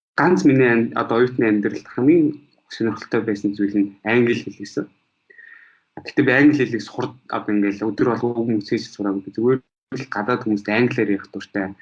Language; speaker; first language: Mongolian; early bilingual, heritage; Mongolian